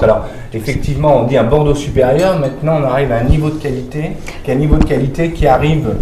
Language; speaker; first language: French; native; French